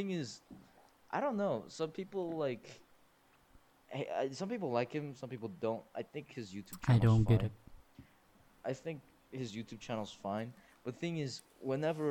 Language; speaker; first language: English; non-native, fluent; Korean